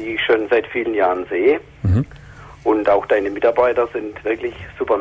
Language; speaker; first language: German; native; German